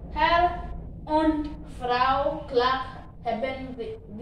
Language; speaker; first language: German; non-native, learner; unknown